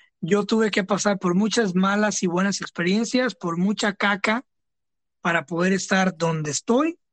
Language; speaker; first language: Spanish; early bilingual, heritage; Spanish